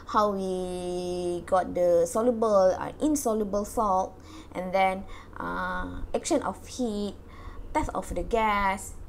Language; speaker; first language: English; non-native, local second language; Malay